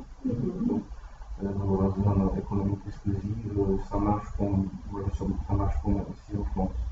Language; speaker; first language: French; non-native, learner; Portuguese